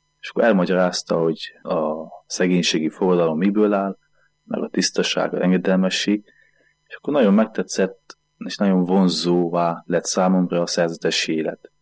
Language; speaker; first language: Hungarian; native; Hungarian